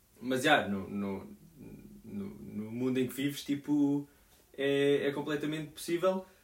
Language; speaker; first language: Portuguese; native; Portuguese